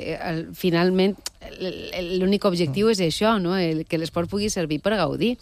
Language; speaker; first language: Catalan; native; Catalan